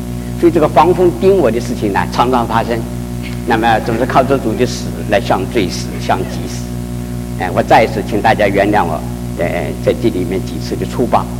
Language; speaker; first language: Chinese; native; Chinese